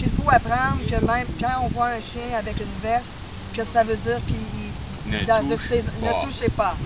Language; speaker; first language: French; native; French